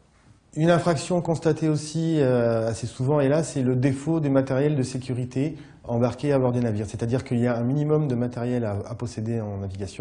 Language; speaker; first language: French; native; French